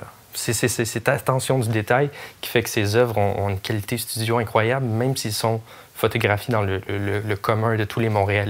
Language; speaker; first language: French; native; French